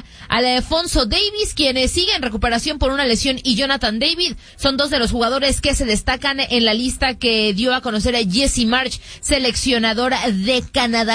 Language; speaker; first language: Spanish; native; Spanish